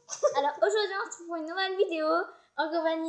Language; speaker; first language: French; native; French